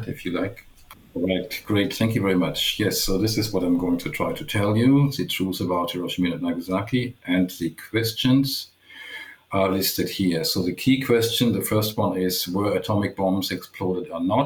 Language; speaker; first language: English; non-native, fluent; German